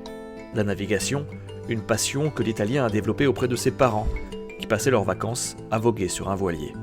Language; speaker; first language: French; native; French